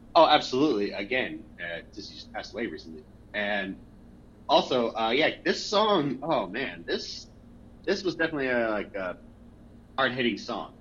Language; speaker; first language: English; native; English